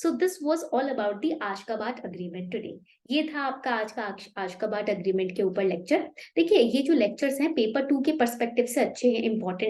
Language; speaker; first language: Hindi; native; Hindi